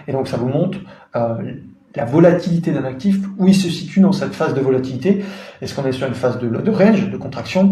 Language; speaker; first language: French; native; French